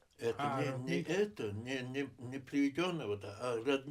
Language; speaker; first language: Russian; native; Russian